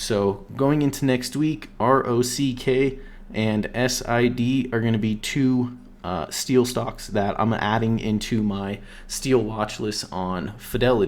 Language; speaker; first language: English; native; English